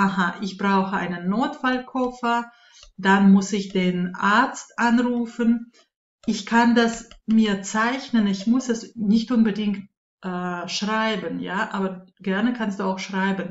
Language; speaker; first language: German; non-native, fluent; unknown